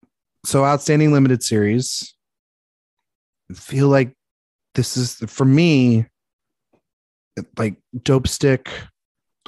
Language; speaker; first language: English; native; English